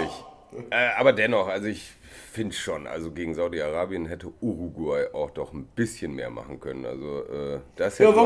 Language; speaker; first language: German; native; German